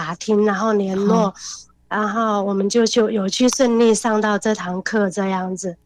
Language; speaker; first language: Chinese; native; Chinese